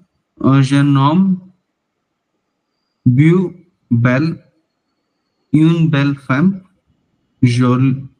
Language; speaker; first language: French; non-native, learner; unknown